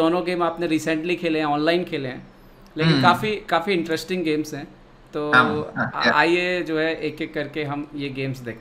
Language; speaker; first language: Hindi; native; Hindi